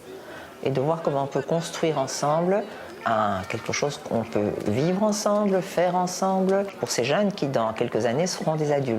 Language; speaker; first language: French; native; French